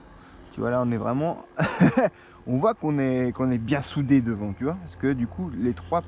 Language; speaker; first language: French; native; French